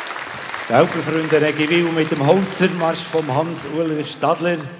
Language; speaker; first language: German; native; German